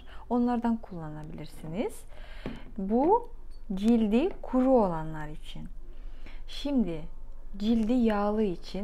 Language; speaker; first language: Turkish; non-native, fluent; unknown